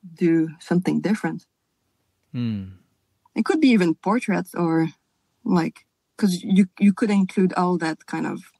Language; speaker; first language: English; non-native, fluent; French